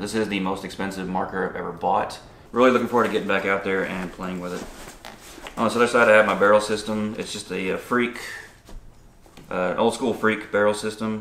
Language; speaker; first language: English; native; English